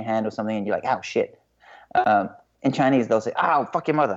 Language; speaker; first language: English; native; English